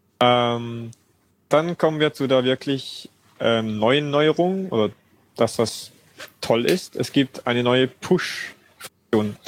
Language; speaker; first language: German; native; German